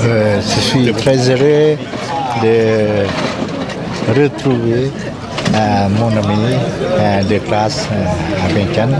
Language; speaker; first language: French; non-native, learner; Lao